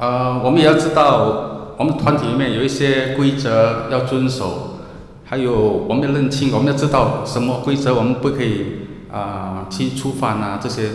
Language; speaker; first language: Chinese; native; Chinese